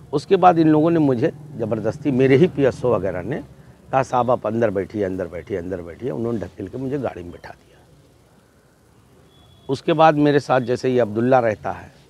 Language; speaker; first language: Hindi; native; Hindi